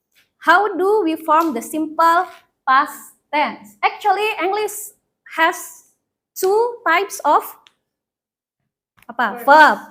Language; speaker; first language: English; non-native, fluent; Indonesian